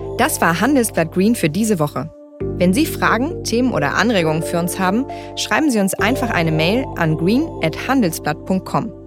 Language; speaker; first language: German; native; German